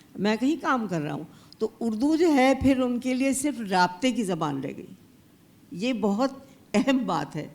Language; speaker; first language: Urdu; native; Urdu